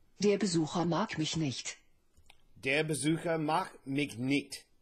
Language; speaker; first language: German; non-native, learner; English